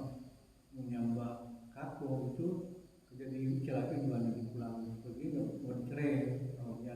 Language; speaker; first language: Indonesian; native; Indonesian